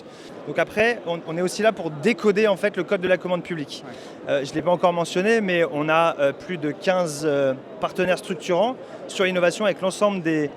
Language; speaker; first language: French; native; French